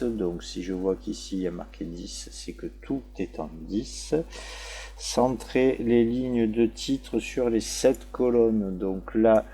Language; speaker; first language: French; native; French